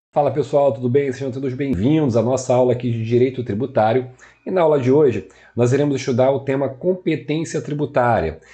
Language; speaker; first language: Portuguese; native; Portuguese